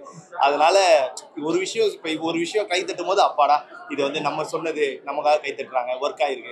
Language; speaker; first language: Tamil; native; Tamil